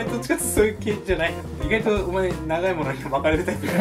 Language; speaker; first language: Japanese; native; Japanese